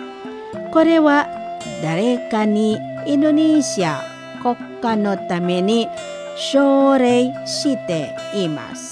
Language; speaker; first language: Japanese; non-native, fluent; Indonesian